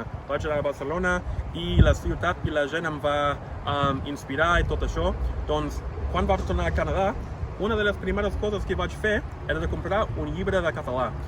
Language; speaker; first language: Catalan; non-native, fluent; English